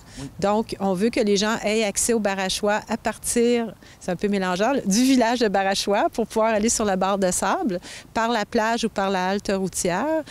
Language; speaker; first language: French; native; French